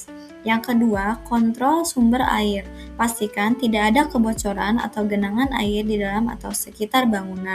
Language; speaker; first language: Indonesian; native; Indonesian